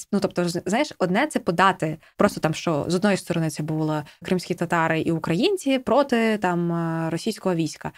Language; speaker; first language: Ukrainian; native; Ukrainian